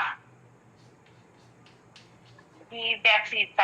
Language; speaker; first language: English; non-native, learner; Marathi